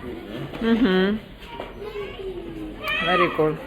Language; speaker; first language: English; non-native, fluent; Italian